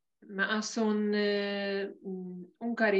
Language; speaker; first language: Finnish; non-native, learner; Hungarian